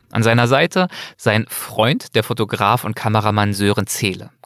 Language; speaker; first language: German; native; German